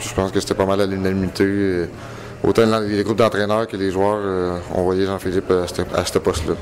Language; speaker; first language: French; native; French